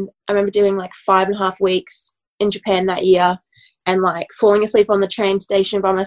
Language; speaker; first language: English; native; English